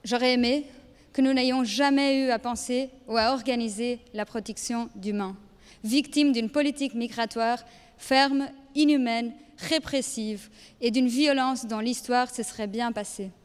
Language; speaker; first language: French; native; French